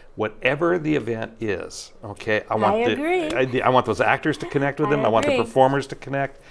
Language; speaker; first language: English; native; English